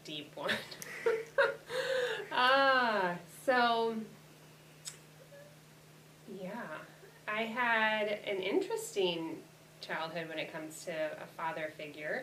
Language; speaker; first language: English; native; English